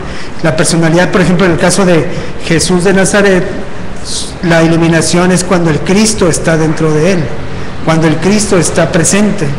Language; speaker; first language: Spanish; native; Spanish